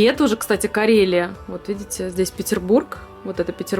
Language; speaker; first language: Russian; native; Russian